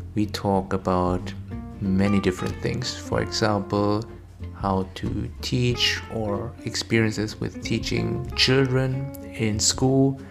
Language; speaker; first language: English; non-native, fluent; German